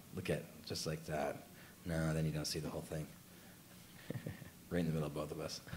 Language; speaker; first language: English; native; English